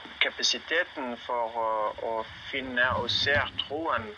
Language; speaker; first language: Norwegian; non-native, learner; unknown